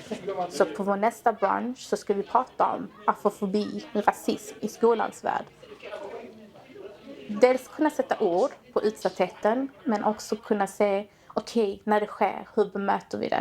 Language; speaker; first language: Swedish; native; Swedish